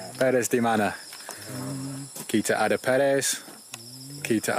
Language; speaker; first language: Indonesian; non-native, learner; English